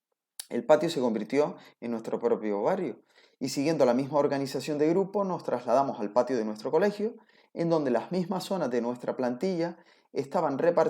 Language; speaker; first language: Spanish; native; Spanish